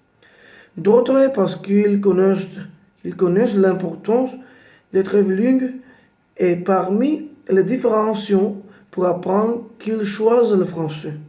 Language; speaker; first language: French; non-native, learner; Spanish